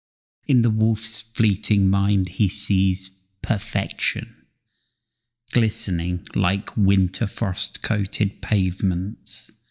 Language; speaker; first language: English; native; English